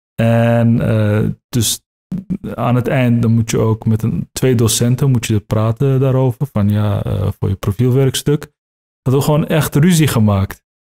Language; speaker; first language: Dutch; early bilingual, other home language; Turkish